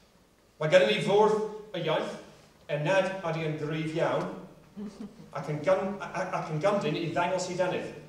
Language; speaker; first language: Welsh; non-native, local second language; English